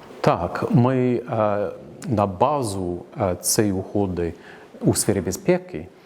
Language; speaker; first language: Ukrainian; non-native, fluent; English